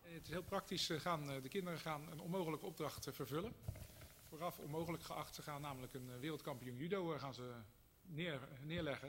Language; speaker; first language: Dutch; native; Dutch